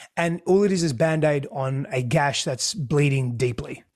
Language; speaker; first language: English; non-native, local second language; Greek